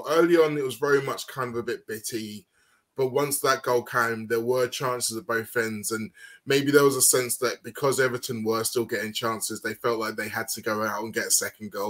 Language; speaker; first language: English; native; English